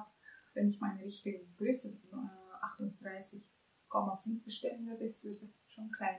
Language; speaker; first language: German; non-native, fluent; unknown